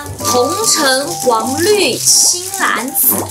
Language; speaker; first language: Chinese; native; Chinese